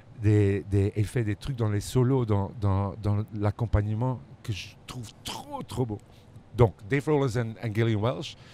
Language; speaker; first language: French; non-native, local second language; Dutch